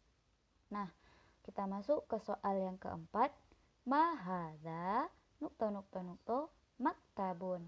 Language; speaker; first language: Indonesian; native; Indonesian